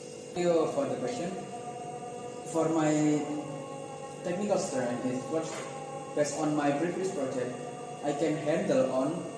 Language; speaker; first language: English; non-native, learner; Indonesian